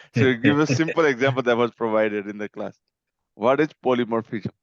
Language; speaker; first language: English; non-native, local second language; Nepali